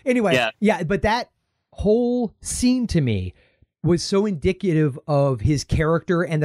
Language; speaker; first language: English; native; English